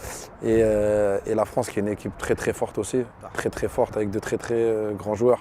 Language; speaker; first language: French; early bilingual, other home language; Arabic